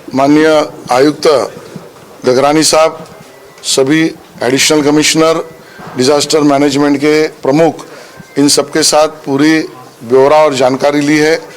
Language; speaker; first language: Hindi; non-native, local second language; Marathi